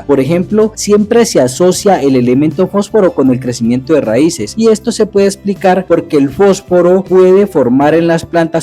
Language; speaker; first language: Spanish; native; Spanish